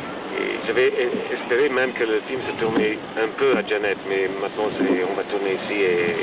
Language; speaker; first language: French; non-native, fluent; English